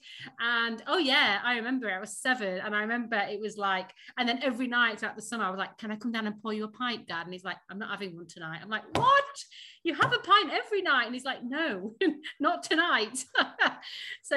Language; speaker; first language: English; native; English